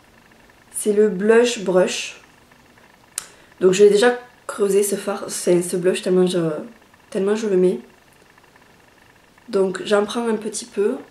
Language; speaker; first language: French; native; French